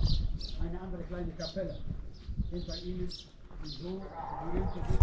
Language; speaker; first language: German; non-native, learner; Arabic